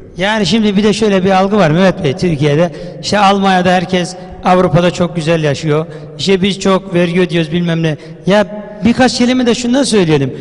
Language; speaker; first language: Turkish; native; Turkish